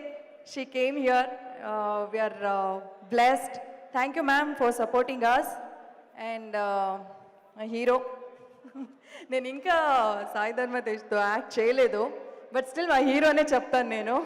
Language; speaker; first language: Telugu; non-native, fluent; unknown